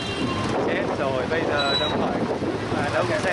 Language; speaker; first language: Vietnamese; non-native, learner; English